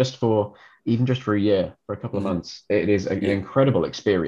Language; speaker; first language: English; native; English